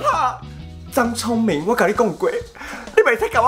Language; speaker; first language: Chinese; native; Chinese